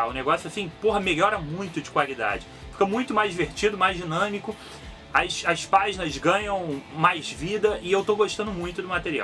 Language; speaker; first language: Portuguese; native; Portuguese